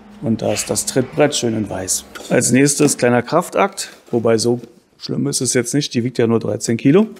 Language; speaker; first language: German; native; German